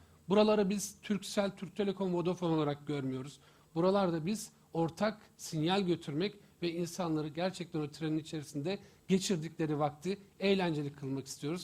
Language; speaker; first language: Turkish; native; Turkish